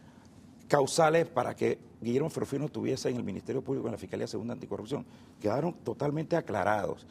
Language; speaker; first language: Spanish; native; Spanish